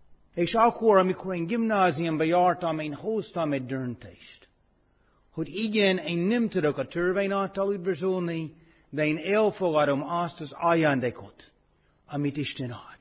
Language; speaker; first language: Hungarian; non-native, fluent; English